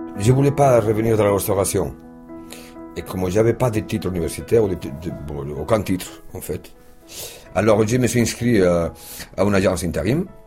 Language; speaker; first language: French; non-native, fluent; Spanish